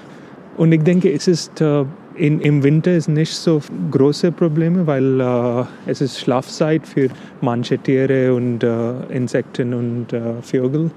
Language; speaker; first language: German; non-native, fluent; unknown